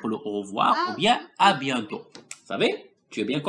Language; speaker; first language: French; non-native, local second language; Arabic